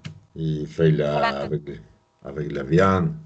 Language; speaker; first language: French; non-native, learner; Spanish